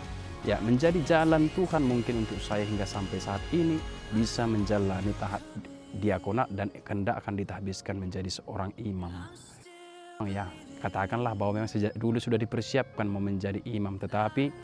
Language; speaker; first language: Indonesian; native; Indonesian